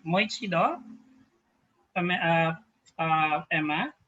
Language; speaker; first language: Japanese; non-native, fluent; Filipino